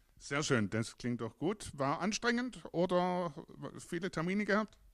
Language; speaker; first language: German; native; German